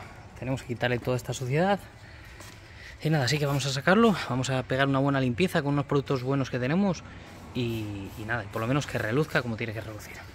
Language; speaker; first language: Spanish; native; Spanish